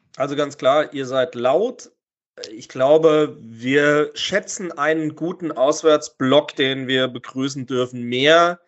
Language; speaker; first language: German; native; German